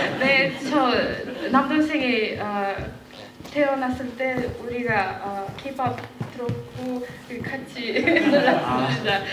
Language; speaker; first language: Korean; non-native, learner; Kazakh